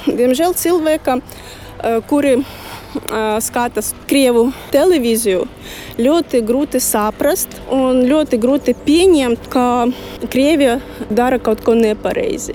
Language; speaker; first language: Latvian; non-native, learner; Russian